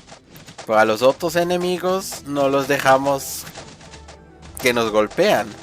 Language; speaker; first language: Spanish; non-native, fluent; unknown